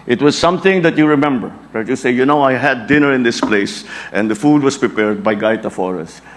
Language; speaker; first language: English; non-native, local second language; Filipino